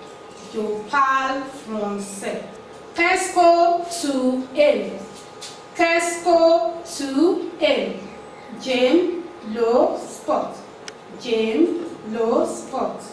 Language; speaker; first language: French; non-native, fluent; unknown